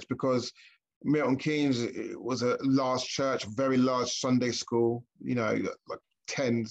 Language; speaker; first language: English; native; English